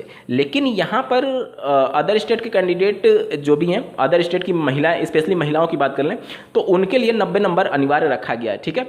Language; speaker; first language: Hindi; native; Hindi